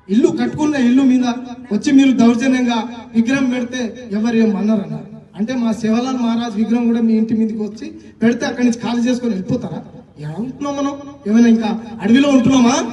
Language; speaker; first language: Telugu; non-native, local second language; Lambadi